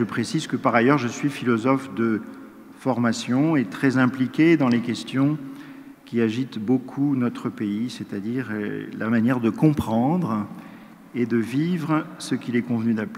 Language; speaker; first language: French; native; French